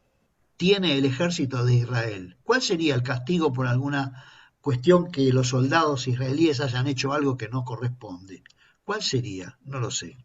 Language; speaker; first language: Spanish; native; Spanish